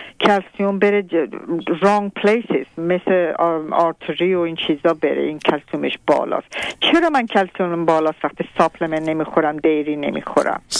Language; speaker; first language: Persian; native; Persian